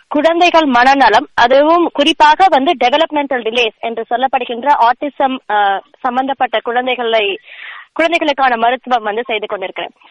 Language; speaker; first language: Tamil; native; Tamil